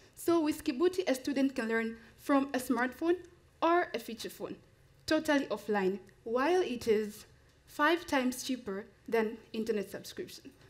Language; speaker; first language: English; non-native, local second language; Swahili